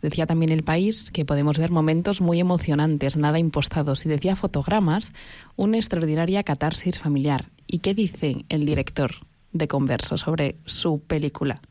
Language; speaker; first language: Spanish; native; Spanish